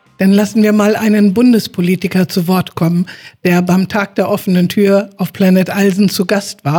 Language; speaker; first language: German; native; German